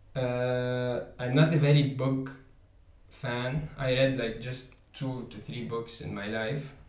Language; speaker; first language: English; non-native, fluent; Arabic